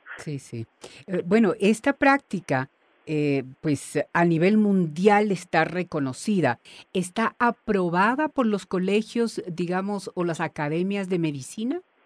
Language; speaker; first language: Spanish; native; Spanish